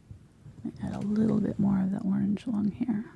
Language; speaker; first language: English; native; English